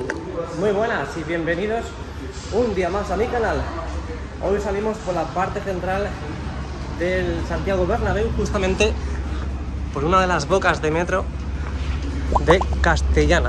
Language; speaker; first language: Spanish; native; Spanish